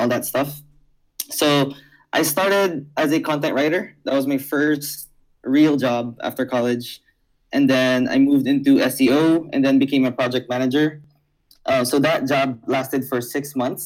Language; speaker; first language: English; non-native, local second language; Hiligaynon